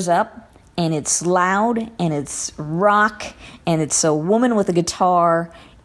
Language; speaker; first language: English; native; English